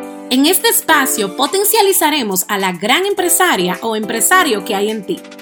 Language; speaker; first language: Spanish; native; Spanish